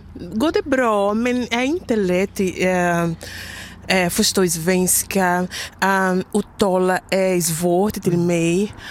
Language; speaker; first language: Swedish; non-native, learner; Portuguese